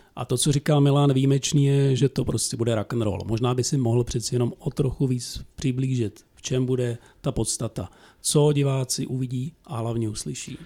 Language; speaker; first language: Czech; native; Czech